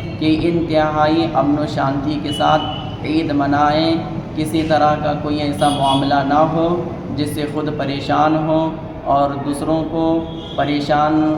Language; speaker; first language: Urdu; native; Urdu